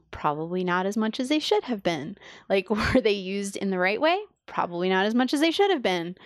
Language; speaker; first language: English; native; English